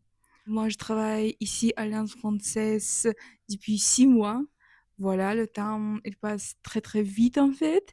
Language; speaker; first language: French; non-native, fluent; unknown